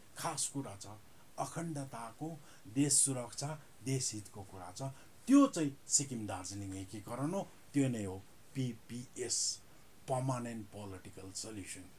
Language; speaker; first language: Nepali; native; Nepali